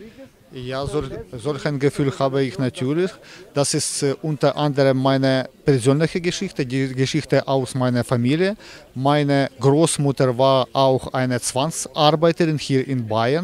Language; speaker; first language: German; non-native, fluent; Ukrainian